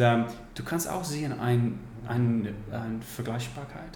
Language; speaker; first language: German; non-native, learner; English